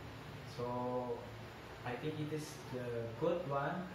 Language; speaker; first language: English; non-native, learner; Indonesian